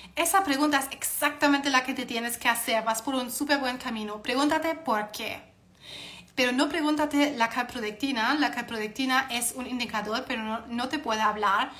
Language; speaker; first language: Spanish; non-native, fluent; German